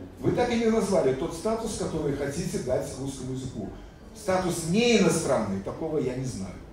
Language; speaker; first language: Russian; non-native, local second language; Latvian